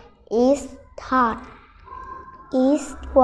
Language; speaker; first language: English; non-native, learner; Vietnamese